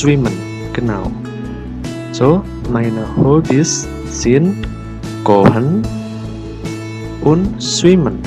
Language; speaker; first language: German; non-native, learner; Indonesian